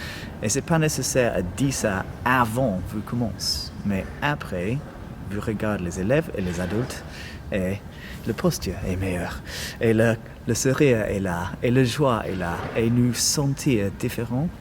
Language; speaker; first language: French; non-native, learner; English